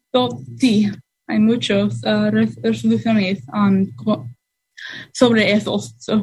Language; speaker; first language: Spanish; non-native, learner; English